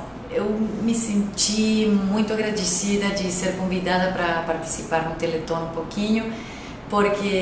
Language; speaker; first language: Portuguese; non-native, fluent; Spanish